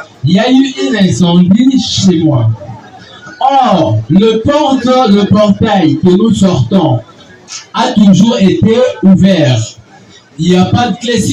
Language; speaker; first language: French; non-native, local second language; Lingala